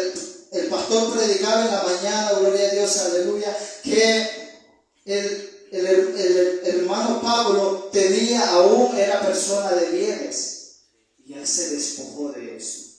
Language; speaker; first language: Spanish; native; Spanish